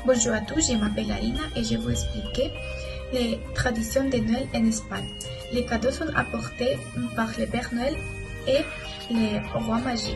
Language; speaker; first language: French; non-native, learner; Russian